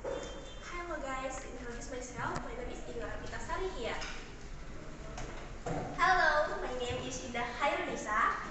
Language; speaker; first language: English; non-native, learner; Indonesian